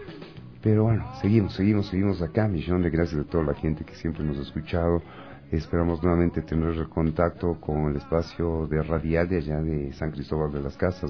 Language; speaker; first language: Spanish; native; Spanish